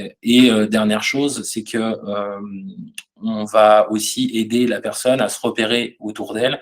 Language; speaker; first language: French; native; French